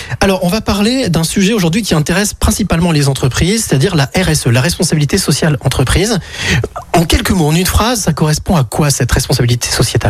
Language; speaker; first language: French; native; French